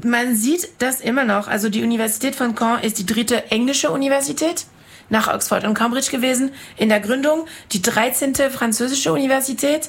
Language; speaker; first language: German; non-native, fluent; French